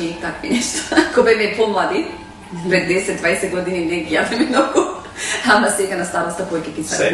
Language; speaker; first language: Macedonian; early bilingual, heritage; Macedonian